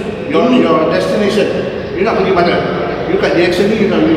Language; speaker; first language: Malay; non-native, local second language; Tamil